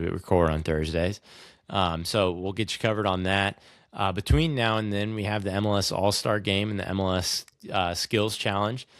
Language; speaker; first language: English; native; English